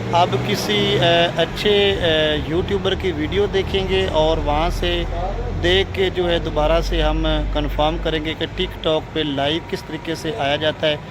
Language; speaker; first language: Urdu; non-native, local second language; Punjabi